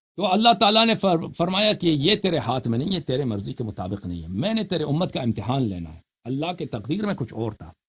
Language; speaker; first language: Urdu; non-native, fluent; Persian